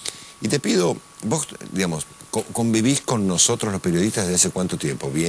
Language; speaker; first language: Spanish; native; Spanish